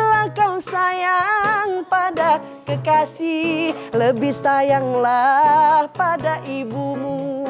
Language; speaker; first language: Indonesian; native; Indonesian